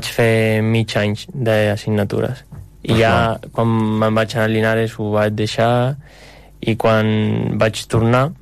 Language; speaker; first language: Catalan; non-native, local second language; Spanish